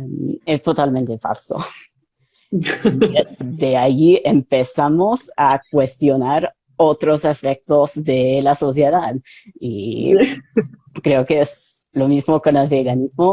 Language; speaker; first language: Spanish; non-native, fluent; English